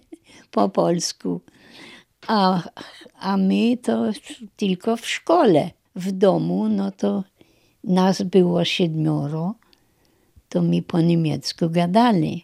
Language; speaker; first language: Polish; non-native, local second language; German